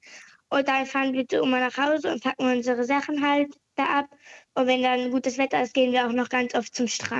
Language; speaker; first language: German; native; German